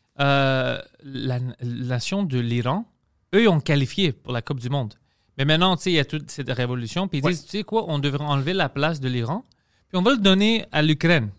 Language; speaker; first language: French; non-native, fluent; Greek